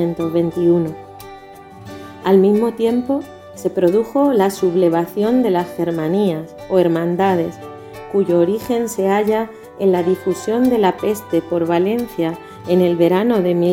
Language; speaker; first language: Spanish; native; Spanish